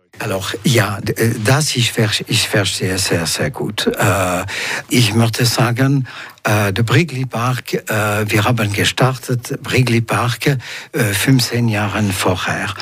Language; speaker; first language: German; non-native, local second language; French